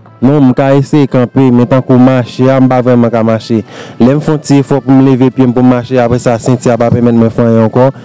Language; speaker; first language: Haitian Creole; native; Haitian Creole